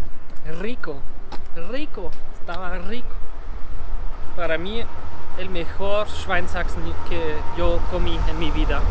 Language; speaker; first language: Spanish; non-native, learner; German